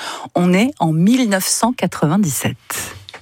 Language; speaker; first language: French; native; French